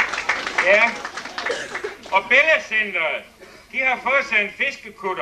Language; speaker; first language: Danish; native; Danish